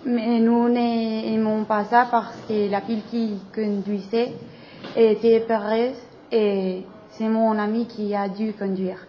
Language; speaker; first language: French; non-native, learner; Spanish